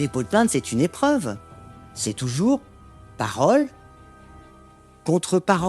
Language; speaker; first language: French; native; French